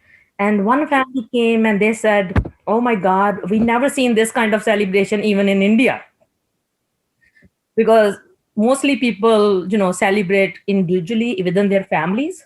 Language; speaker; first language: English; non-native, local second language; Punjabi